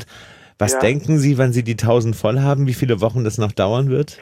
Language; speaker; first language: German; native; German